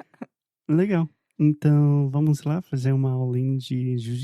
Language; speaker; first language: Portuguese; non-native, fluent; English